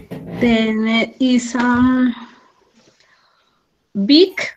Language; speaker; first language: English; non-native, learner; Spanish